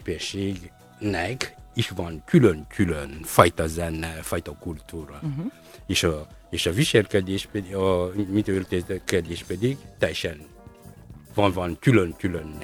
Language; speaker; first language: Hungarian; non-native, fluent; Malagasy